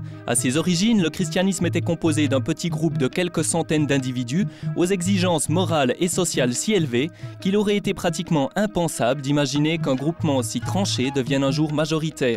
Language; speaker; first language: French; native; French